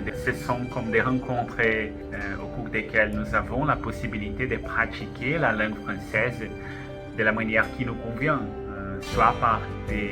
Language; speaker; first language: French; non-native, fluent; Portuguese